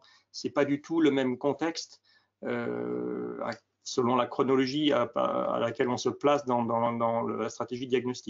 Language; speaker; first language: French; native; French